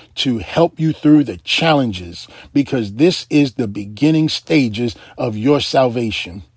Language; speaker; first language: English; native; English